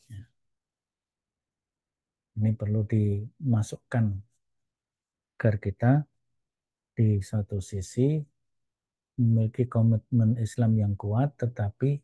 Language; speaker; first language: Indonesian; native; Indonesian